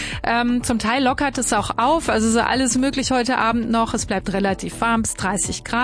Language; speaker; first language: German; native; German